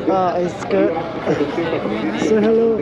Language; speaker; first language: English; non-native, learner; Vietnamese